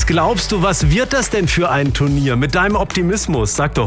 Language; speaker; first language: German; native; German